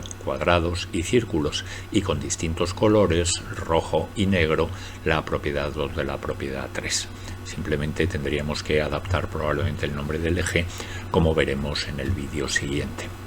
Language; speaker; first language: Spanish; native; Spanish